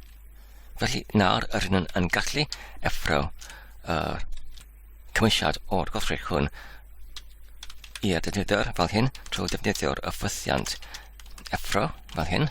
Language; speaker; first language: Welsh; non-native, learner; English